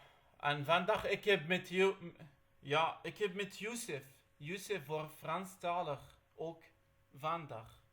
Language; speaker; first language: Dutch; non-native, learner; Arabic